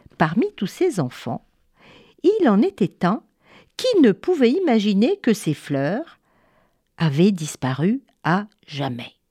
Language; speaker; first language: French; native; French